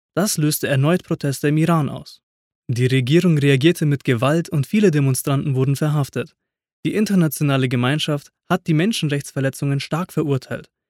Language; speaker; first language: German; native; German